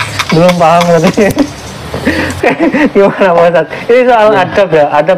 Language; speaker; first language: Indonesian; native; Indonesian